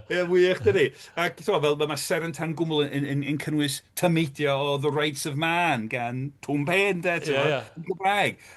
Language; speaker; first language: Welsh; native; Welsh